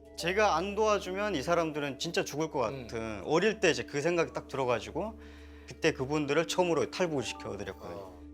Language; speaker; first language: Korean; native; Korean